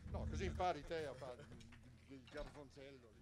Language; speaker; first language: Italian; native; Italian